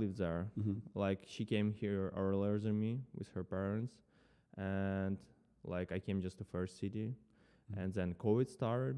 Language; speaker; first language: English; non-native, fluent; Ukrainian